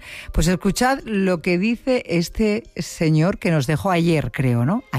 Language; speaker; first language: Spanish; native; Spanish